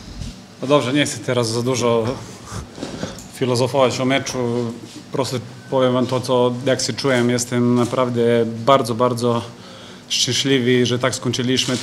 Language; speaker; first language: Polish; non-native, fluent; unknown